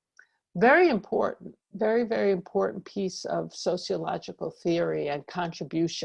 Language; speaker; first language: English; native; English